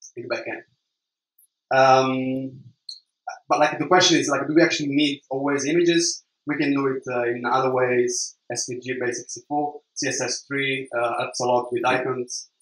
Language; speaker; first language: English; non-native, fluent; Italian